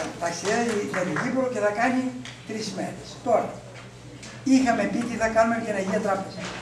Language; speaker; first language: Greek; native; Greek